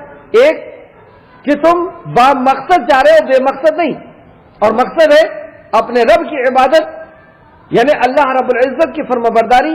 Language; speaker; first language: Urdu; native; Urdu